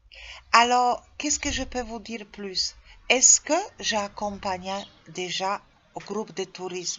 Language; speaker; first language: French; non-native, fluent; Polish